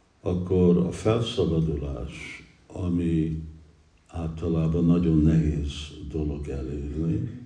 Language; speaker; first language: Hungarian; early bilingual, heritage; English